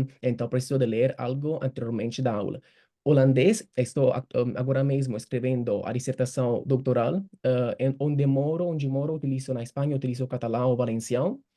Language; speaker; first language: Portuguese; non-native, fluent; Italian